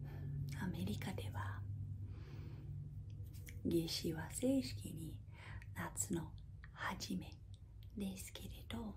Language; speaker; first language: Japanese; non-native, fluent; English